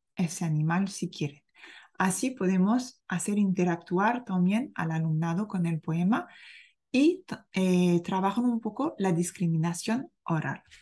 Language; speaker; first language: Spanish; non-native, fluent; French